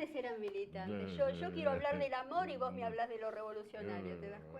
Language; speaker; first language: Spanish; native; Spanish